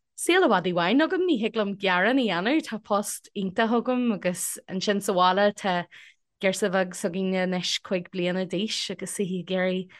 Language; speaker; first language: Irish; non-native, local second language; English